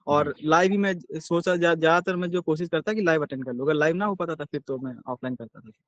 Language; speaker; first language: Hindi; native; Hindi